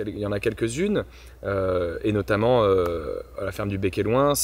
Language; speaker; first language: French; native; French